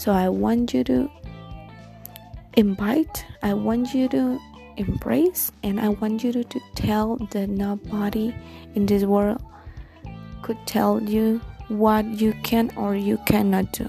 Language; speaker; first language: English; non-native, learner; Spanish